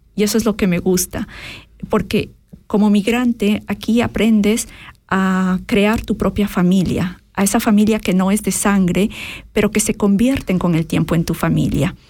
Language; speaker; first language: Spanish; native; Spanish